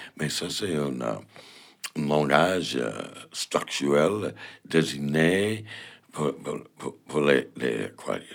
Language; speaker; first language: French; non-native, fluent; English